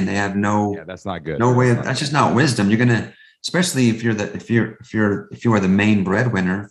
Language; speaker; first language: English; native; English